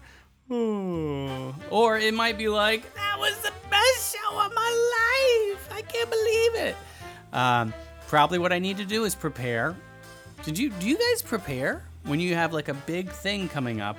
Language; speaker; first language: English; native; English